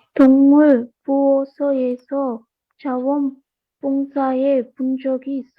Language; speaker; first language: Korean; non-native, learner; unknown